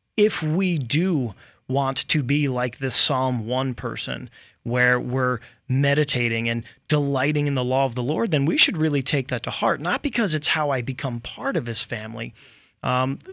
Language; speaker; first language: English; native; English